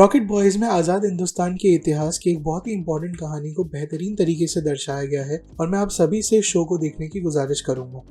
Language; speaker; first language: Hindi; native; Hindi